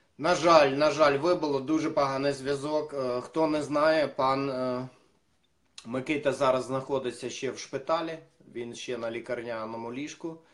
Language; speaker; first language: Ukrainian; non-native, local second language; Russian